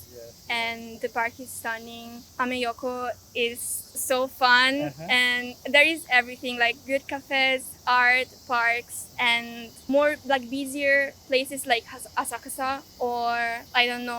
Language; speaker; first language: English; non-native, fluent; Italian